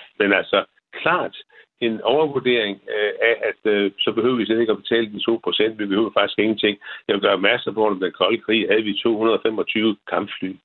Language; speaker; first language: Danish; native; Danish